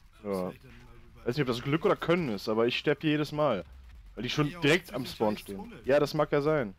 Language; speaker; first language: German; native; German